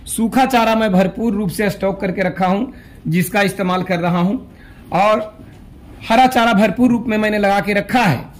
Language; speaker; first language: Hindi; native; Hindi